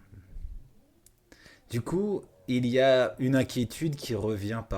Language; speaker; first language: French; native; French